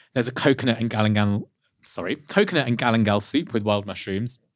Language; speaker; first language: English; native; English